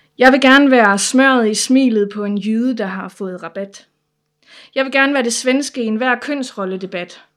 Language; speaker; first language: Danish; native; Danish